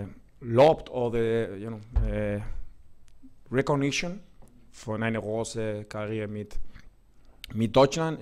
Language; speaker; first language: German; non-native, learner; Spanish